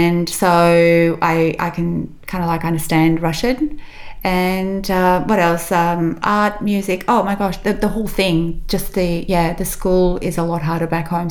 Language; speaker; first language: English; early bilingual, other home language; Macedonian